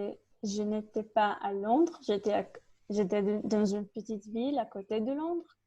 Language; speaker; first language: French; non-native, learner; English